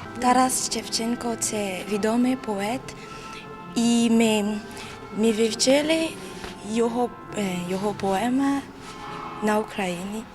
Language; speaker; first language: Ukrainian; non-native, learner; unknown